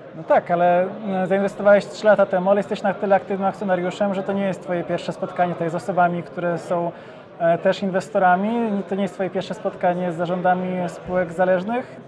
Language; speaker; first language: Polish; native; Polish